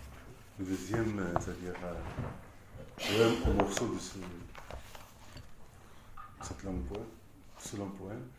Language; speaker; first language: French; non-native, local second language; Arabic